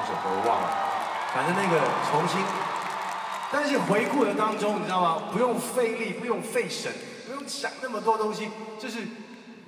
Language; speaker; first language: Chinese; non-native, local second language; Cantonese